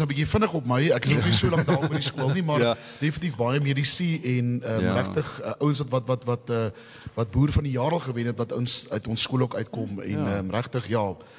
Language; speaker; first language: Afrikaans; native; Afrikaans